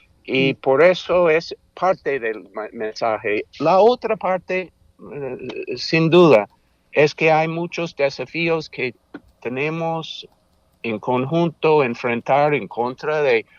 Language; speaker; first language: Spanish; non-native, fluent; English